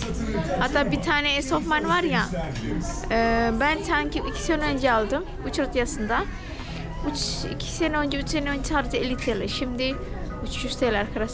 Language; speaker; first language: Turkish; non-native, learner; Indonesian